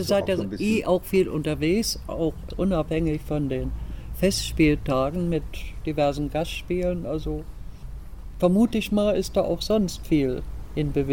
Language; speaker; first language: German; native; German